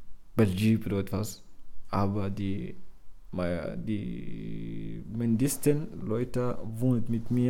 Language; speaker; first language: German; non-native, learner; Arabic